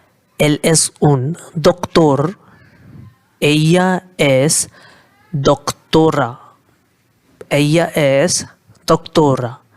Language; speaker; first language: Spanish; non-native, fluent; Hindi